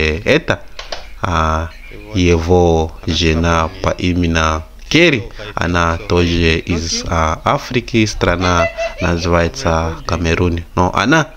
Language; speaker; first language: Russian; non-native, fluent; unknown